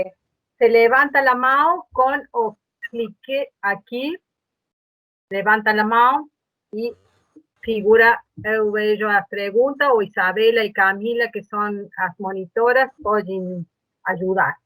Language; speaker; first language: Portuguese; non-native, learner; Spanish